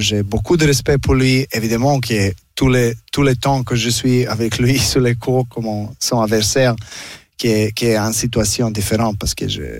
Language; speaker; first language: French; non-native, learner; Serbian